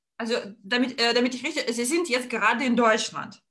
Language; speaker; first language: German; non-native, fluent; Russian